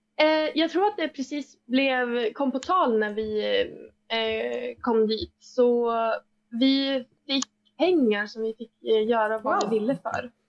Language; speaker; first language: Swedish; native; Swedish